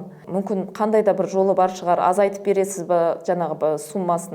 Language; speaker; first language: Kazakh; native; Kazakh